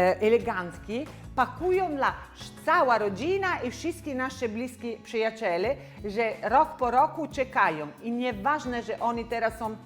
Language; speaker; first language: Polish; non-native, learner; Italian